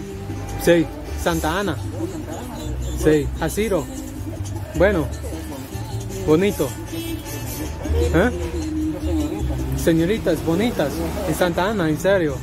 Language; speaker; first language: Spanish; non-native, learner; English